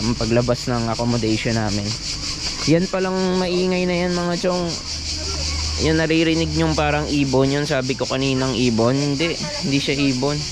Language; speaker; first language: Filipino; native; Filipino